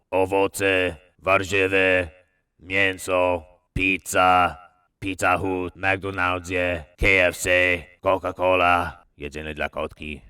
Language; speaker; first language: Polish; non-native, learner; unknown